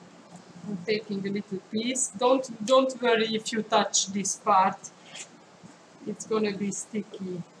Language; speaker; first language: English; non-native, fluent; Hungarian